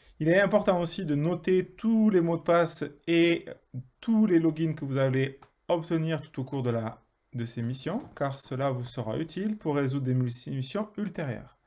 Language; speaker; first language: French; native; French